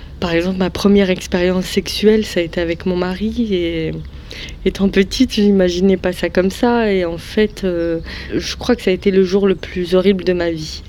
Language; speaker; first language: French; early bilingual, other home language; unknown